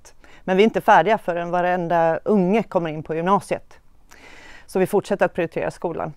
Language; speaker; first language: Swedish; native; Swedish